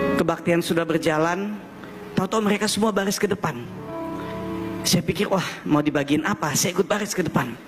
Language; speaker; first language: Indonesian; early bilingual, heritage; German